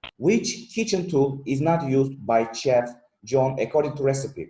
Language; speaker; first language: English; non-native, fluent; Turkish